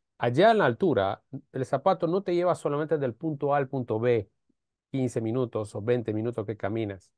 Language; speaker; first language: Spanish; non-native, fluent; Romanian